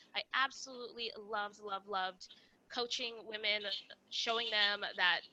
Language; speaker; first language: English; non-native, local second language; Kinyarwanda